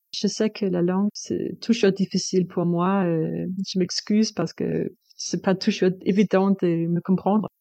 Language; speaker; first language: French; non-native, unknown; Danish